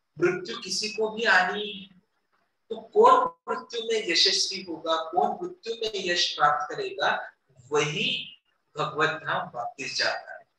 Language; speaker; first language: Hindi; non-native, local second language; Marathi